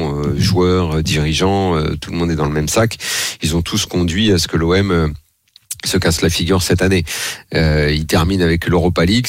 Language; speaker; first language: French; native; French